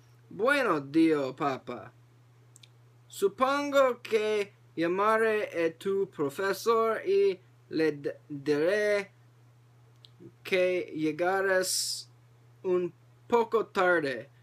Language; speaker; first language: Spanish; non-native, learner; English